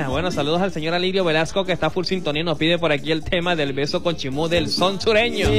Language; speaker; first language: Spanish; native; Spanish